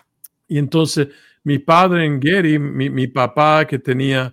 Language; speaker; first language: Spanish; early bilingual, heritage; Spanish